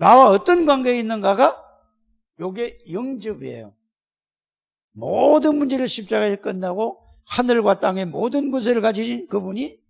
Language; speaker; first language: Korean; native; Korean